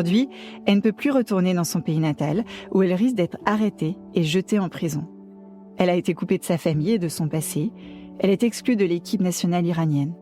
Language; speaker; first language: French; native; French